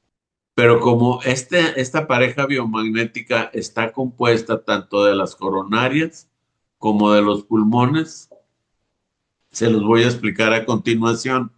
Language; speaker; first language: Spanish; native; Spanish